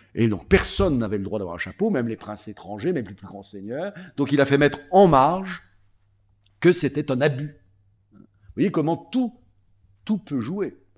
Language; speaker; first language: French; native; French